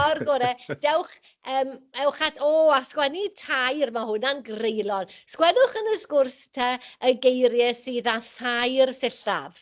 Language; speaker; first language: Welsh; native; Welsh